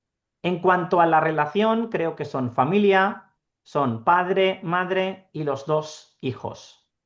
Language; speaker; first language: Spanish; non-native, fluent; Urdu